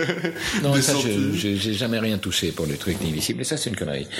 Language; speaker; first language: French; non-native, fluent; Spanish